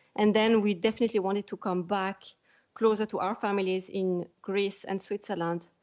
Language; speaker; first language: English; non-native, fluent; French